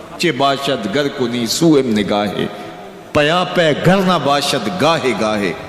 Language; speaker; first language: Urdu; non-native, local second language; Punjabi